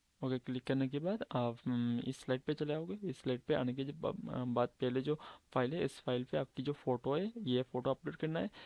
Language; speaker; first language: Hindi; non-native, local second language; Bangla